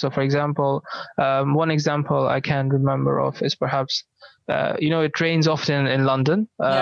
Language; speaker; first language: English; non-native, local second language; Bangla